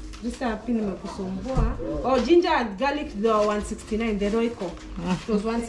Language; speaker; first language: English; non-native, local second language; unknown